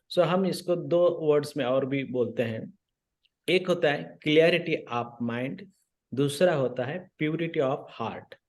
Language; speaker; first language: Hindi; non-native, local second language; Marathi